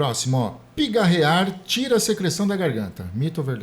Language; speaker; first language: Portuguese; native; Portuguese